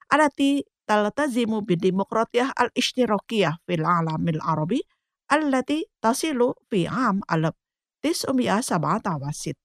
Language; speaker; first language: Arabic; non-native, fluent; Indonesian